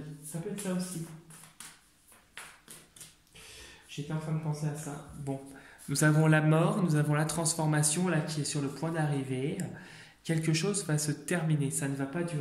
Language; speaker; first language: French; native; French